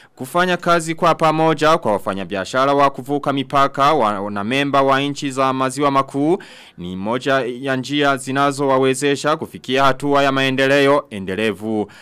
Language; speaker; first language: Swahili; non-native, local second language; Rundi